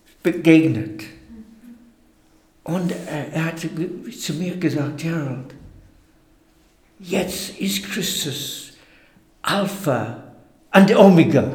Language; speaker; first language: German; non-native, fluent; English